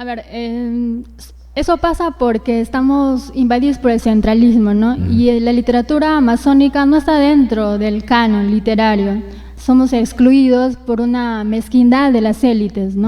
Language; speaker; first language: Spanish; native; Spanish